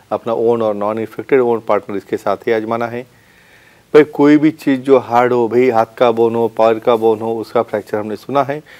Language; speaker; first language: Hindi; non-native, local second language; Marathi